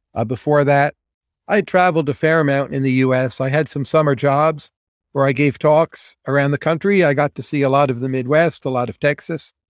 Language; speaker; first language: English; native; English